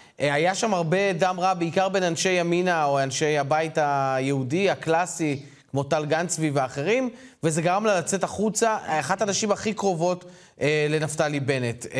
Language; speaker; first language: Hebrew; native; Hebrew